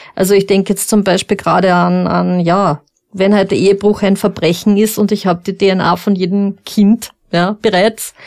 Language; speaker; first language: German; native; German